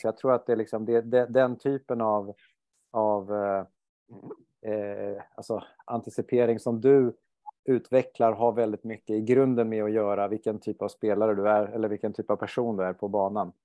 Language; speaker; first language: Swedish; native; Swedish